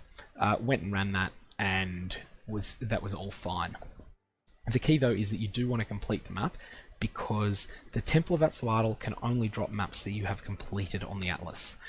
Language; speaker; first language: English; native; English